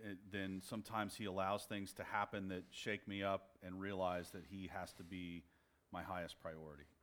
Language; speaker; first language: English; native; English